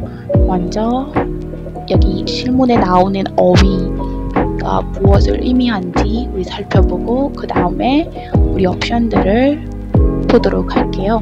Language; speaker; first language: Korean; non-native, learner; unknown